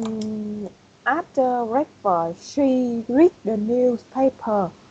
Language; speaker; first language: English; non-native, learner; Vietnamese